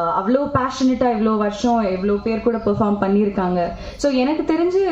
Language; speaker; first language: Tamil; non-native, local second language; Malayalam